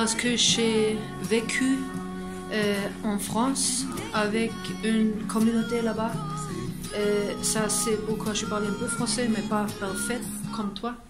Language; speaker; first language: French; non-native, learner; German